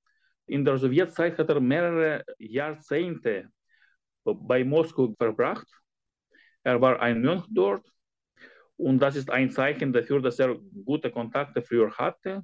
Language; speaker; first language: German; non-native, fluent; Ukrainian